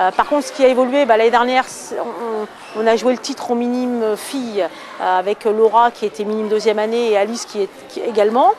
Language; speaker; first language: French; native; French